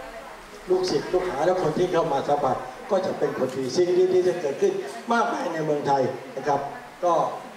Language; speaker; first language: Thai; native; Thai